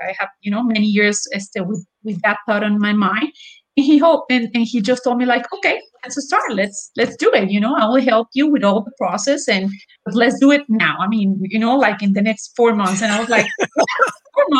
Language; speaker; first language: English; non-native, fluent; Spanish